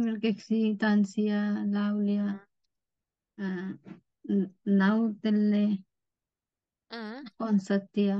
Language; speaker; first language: Finnish; non-native, learner; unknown